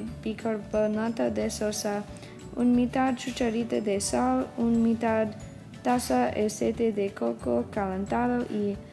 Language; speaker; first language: Spanish; non-native, learner; English